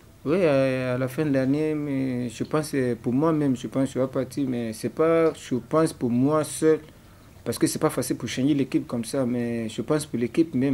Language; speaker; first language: French; non-native, learner; English